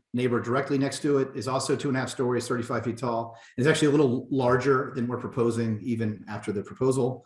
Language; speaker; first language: English; native; English